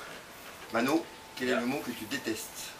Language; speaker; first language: French; native; French